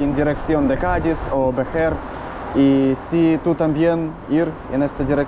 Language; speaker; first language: Spanish; non-native, learner; Russian